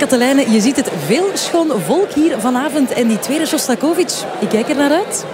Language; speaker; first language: Dutch; native; Dutch